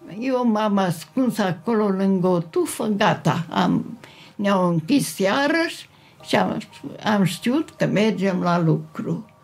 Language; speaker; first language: Romanian; non-native, local second language; Hungarian